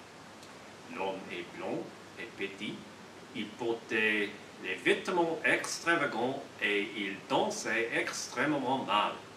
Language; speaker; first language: French; non-native, learner; English